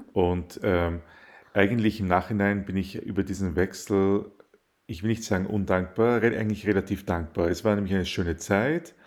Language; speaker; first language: German; early bilingual, other home language; Arabic